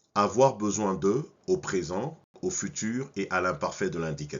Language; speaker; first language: French; non-native, fluent; English